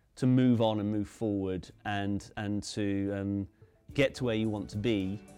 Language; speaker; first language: English; native; English